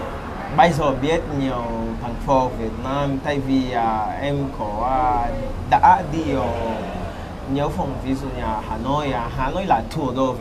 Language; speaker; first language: Vietnamese; non-native, learner; Portuguese